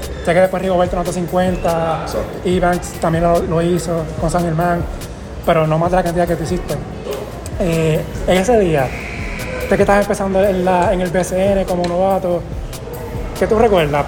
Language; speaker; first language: Spanish; native; Spanish